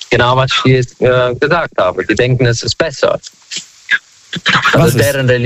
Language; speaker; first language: German; non-native, fluent; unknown